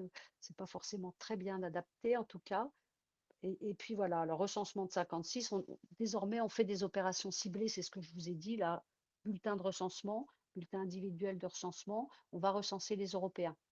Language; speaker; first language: French; native; French